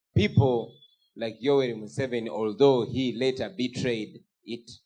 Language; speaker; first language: English; non-native, local second language; Ganda